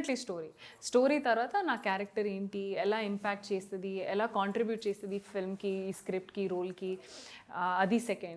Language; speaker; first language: Telugu; non-native, local second language; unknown